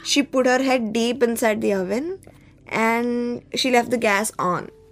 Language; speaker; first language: English; non-native, local second language; Telugu